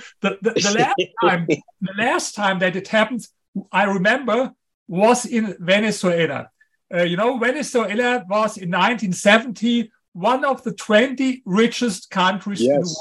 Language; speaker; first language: English; non-native, fluent; German